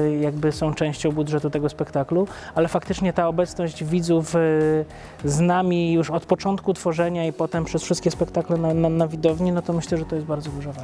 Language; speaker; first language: Polish; native; Polish